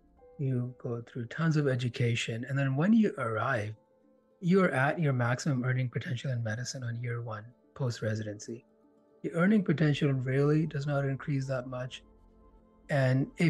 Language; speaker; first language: English; non-native, local second language; Hindi